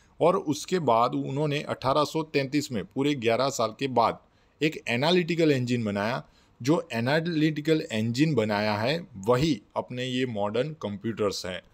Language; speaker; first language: Hindi; non-native, local second language; Gujarati